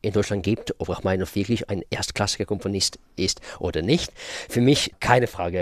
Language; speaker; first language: German; non-native, fluent; Russian